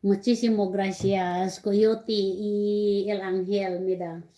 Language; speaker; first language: Spanish; non-native, learner; Cebuano